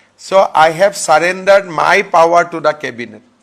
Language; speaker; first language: English; non-native, local second language; Assamese